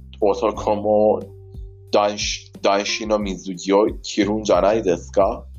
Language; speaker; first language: Japanese; non-native, learner; Persian